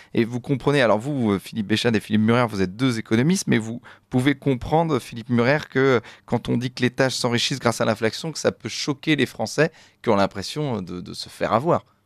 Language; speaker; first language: French; native; French